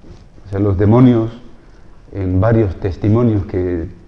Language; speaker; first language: Spanish; native; Spanish